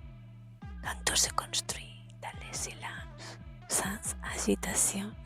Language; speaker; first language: French; non-native, fluent; Spanish